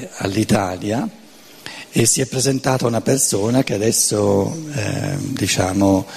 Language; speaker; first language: Italian; non-native, local second language; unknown